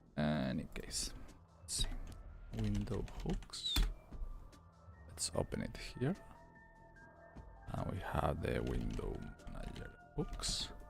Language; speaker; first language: English; non-native, fluent; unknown